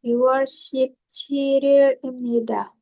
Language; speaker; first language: Korean; non-native, learner; Indonesian